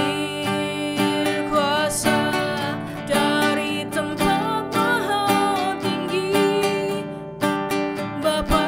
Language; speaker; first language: Indonesian; native; Indonesian